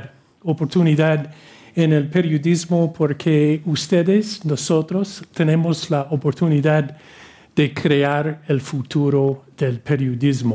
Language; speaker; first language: Spanish; non-native, fluent; English